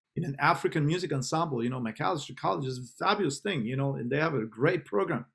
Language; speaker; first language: English; non-native, fluent; Spanish